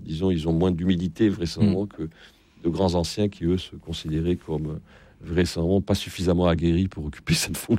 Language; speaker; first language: French; native; French